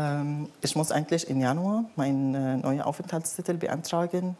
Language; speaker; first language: German; non-native, learner; Arabic